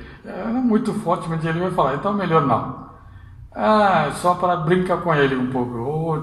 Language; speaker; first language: Portuguese; non-native, fluent; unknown